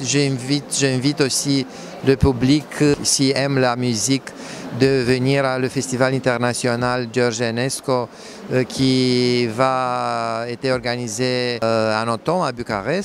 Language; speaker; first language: French; non-native, fluent; Romanian